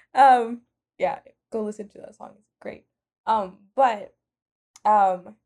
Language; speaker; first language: English; non-native, fluent; Spanish